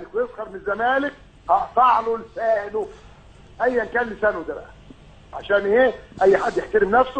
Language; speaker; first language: Arabic; native; Arabic